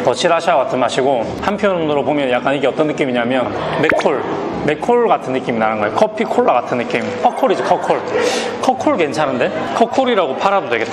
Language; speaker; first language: Korean; native; Korean